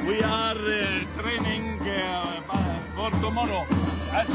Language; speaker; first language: English; non-native, fluent; Arabic